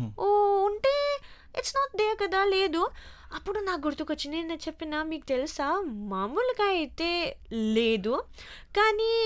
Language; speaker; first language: Telugu; early bilingual, heritage; Telugu